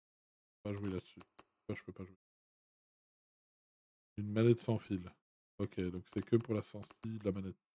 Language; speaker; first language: French; native; French